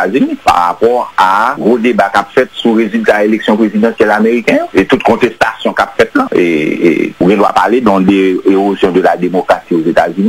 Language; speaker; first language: French; non-native, local second language; Haitian Creole